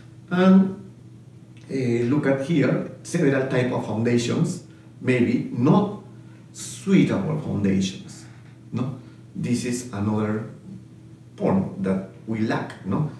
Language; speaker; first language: English; non-native, fluent; Spanish